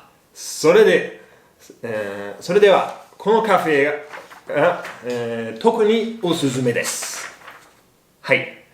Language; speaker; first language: Japanese; non-native, learner; English